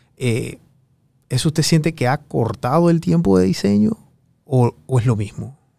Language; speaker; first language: Spanish; native; Spanish